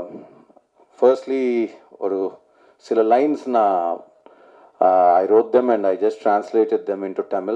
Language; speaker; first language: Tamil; non-native, learner; Telugu